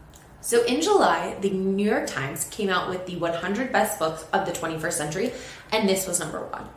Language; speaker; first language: English; native; English